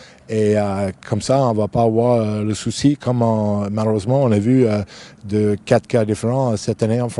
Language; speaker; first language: French; non-native, fluent; English